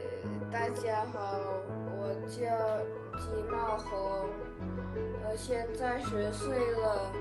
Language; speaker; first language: Chinese; non-native, local second language; Indonesian